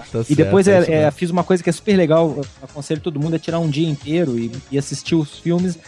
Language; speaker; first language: Portuguese; native; Portuguese